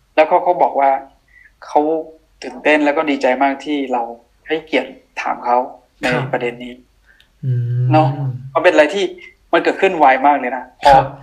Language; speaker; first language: Thai; non-native, local second language; Akha